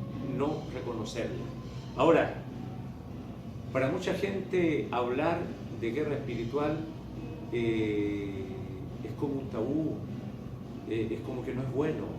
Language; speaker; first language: Spanish; native; Spanish